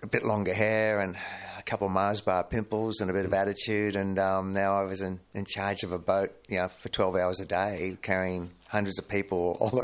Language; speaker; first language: English; native; English